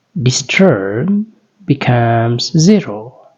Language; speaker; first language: English; non-native, local second language; Amharic